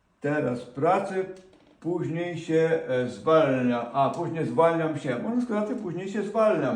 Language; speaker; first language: Polish; non-native, fluent; Ukrainian